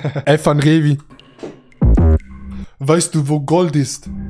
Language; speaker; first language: German; native; German